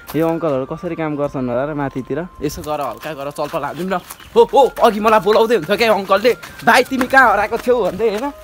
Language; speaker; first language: Nepali; native; Nepali